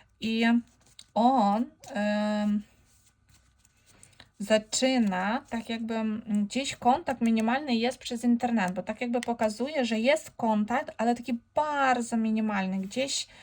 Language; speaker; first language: Polish; non-native, fluent; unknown